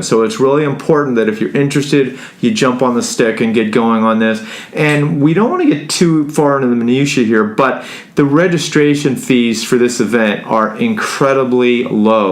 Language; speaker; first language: English; native; English